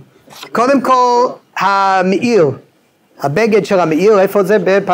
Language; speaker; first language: Hebrew; non-native, fluent; English